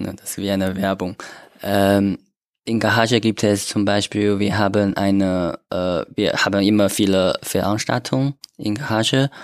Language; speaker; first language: German; non-native, learner; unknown